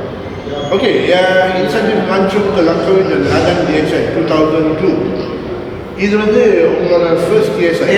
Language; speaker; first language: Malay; non-native, local second language; Tamil